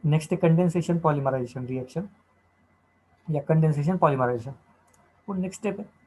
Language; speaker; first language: Hindi; non-native, local second language; Marathi